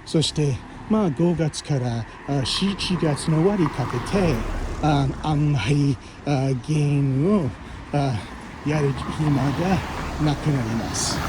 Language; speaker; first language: Japanese; non-native, fluent; English